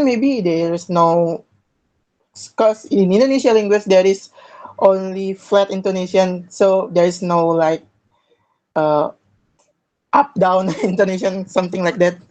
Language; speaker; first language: English; non-native, learner; Indonesian